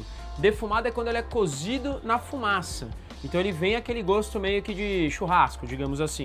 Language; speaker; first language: Portuguese; native; Portuguese